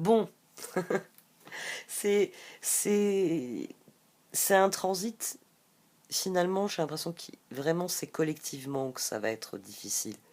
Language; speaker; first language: French; native; French